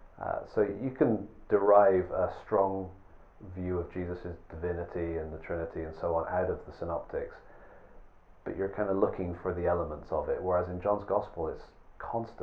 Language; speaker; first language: English; native; English